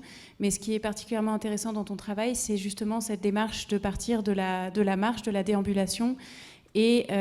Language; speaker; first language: French; native; French